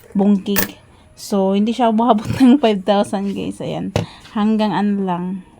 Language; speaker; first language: Filipino; non-native, local second language; Cebuano